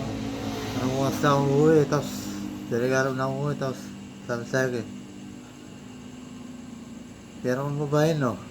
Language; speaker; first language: Filipino; non-native, local second language; Cebuano